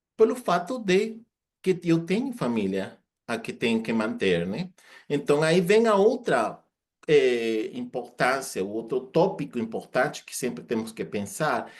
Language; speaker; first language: Portuguese; non-native, fluent; Spanish